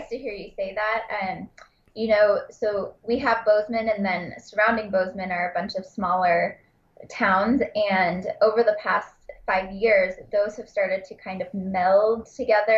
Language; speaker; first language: English; native; English